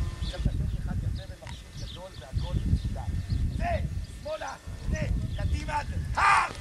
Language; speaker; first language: Hebrew; native; Hebrew